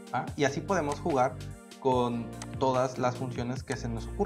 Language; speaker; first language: Spanish; native; Spanish